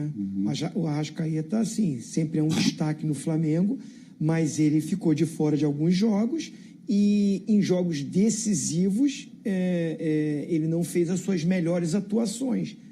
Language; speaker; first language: Portuguese; native; Portuguese